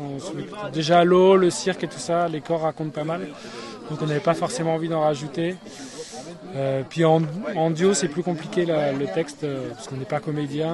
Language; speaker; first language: French; native; French